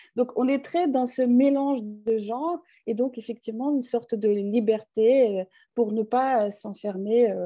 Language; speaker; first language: French; non-native, fluent; Russian